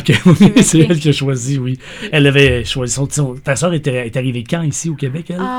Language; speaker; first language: French; native; French